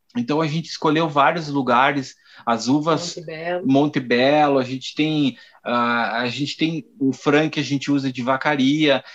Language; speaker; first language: Portuguese; native; Portuguese